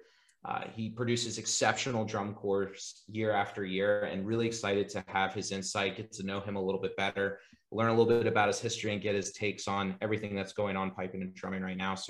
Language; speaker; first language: English; native; English